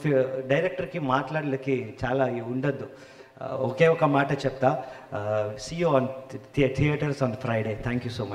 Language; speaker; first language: Telugu; non-native, learner; Kannada